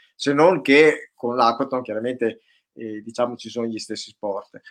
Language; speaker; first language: Italian; native; Italian